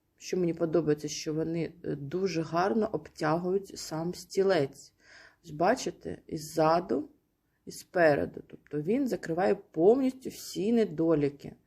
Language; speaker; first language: Ukrainian; native; Ukrainian